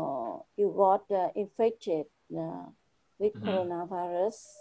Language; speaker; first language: English; non-native, fluent; Vietnamese